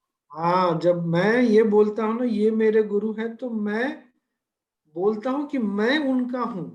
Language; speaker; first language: Hindi; native; Hindi